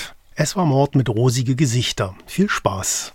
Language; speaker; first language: German; native; German